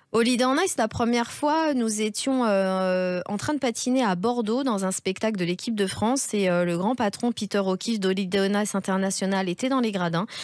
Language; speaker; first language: French; native; French